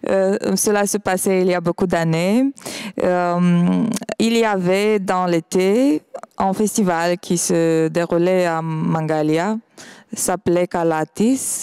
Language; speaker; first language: French; non-native, fluent; Romanian